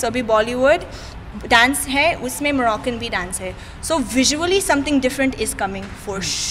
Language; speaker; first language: Hindi; non-native, learner; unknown